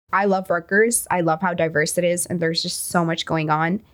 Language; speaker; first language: English; non-native, fluent; Arabic